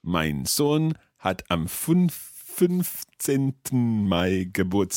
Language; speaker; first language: German; non-native, learner; English